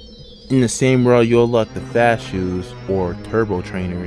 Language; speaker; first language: English; native; English